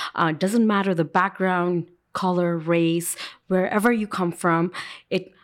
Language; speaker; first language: English; early bilingual, other home language; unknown